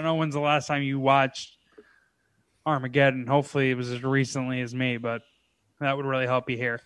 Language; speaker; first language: English; native; English